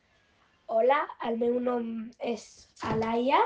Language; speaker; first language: Catalan; non-native, local second language; Spanish